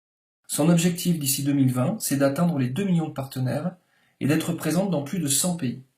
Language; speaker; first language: French; native; French